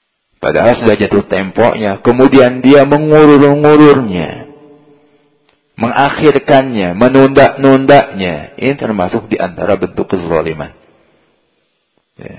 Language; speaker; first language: Indonesian; native; Indonesian